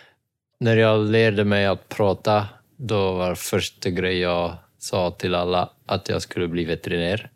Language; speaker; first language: Swedish; non-native, fluent; Dutch